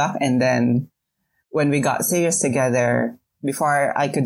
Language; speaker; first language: English; non-native, local second language; Filipino